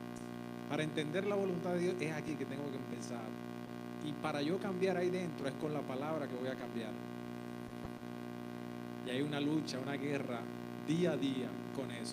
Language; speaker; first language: Spanish; native; Spanish